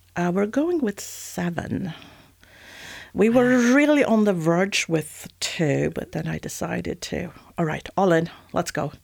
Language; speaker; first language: English; non-native, fluent; Swedish